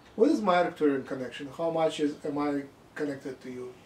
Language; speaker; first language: English; non-native, fluent; Russian